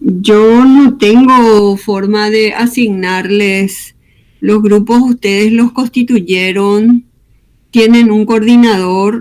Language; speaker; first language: Spanish; native; Spanish